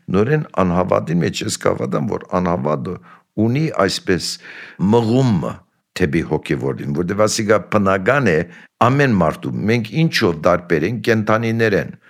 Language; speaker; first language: Armenian; early bilingual, heritage; Armenian